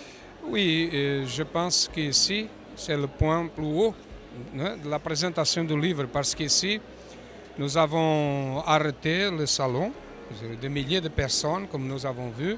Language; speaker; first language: French; non-native, fluent; Portuguese